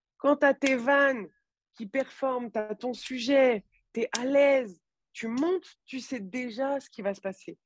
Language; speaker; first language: French; native; French